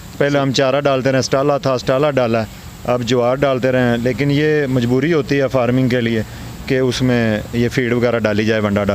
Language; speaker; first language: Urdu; non-native, local second language; Punjabi